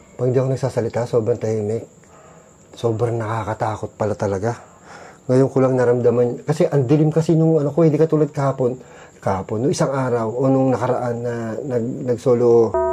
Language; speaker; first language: Filipino; native; Filipino